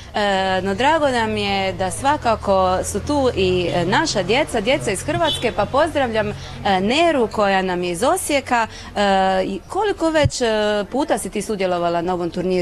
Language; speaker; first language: Croatian; native; Croatian